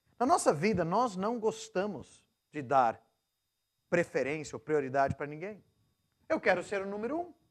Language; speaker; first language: Portuguese; non-native, local second language; English